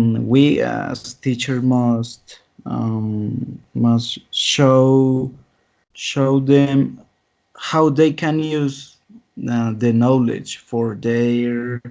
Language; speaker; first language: English; non-native, learner; Spanish